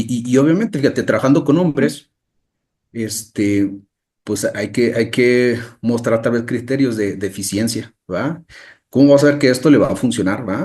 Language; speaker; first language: Spanish; native; Spanish